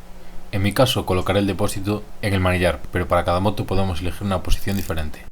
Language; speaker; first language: Spanish; native; Spanish